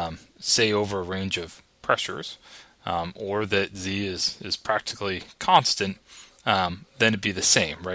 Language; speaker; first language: English; native; English